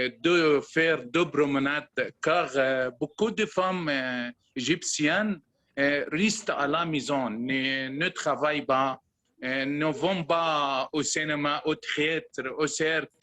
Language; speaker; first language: French; non-native, learner; Arabic